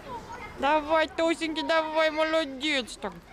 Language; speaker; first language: Russian; native; Russian